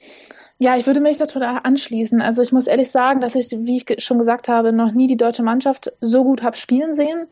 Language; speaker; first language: German; native; German